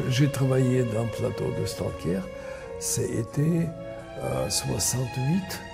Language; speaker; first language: French; non-native, fluent; Russian